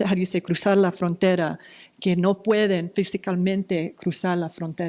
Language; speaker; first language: Spanish; non-native, fluent; English